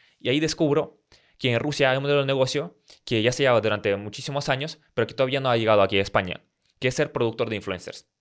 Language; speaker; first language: Spanish; early bilingual, other home language; Russian